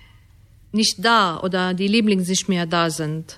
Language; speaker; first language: German; non-native, fluent; Arabic